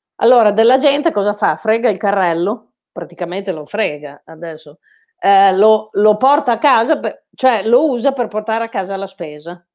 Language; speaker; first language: Italian; native; Italian